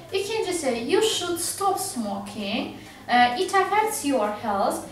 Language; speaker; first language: English; non-native, fluent; Azerbaijani